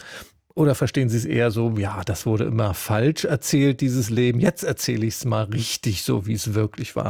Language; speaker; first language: German; native; German